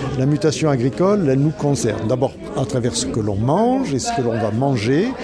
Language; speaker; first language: French; native; French